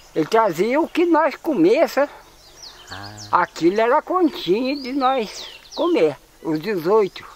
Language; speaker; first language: Portuguese; native; Portuguese